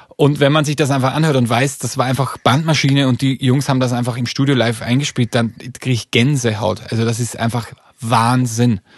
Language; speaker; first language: German; native; German